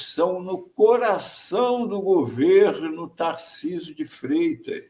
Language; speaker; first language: Portuguese; native; Portuguese